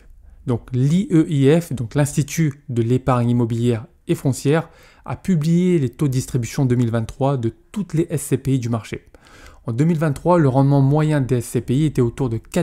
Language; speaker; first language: French; native; French